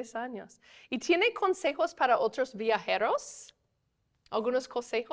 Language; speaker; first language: Spanish; non-native, fluent; English